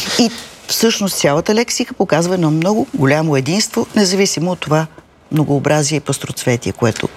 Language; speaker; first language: Bulgarian; native; Bulgarian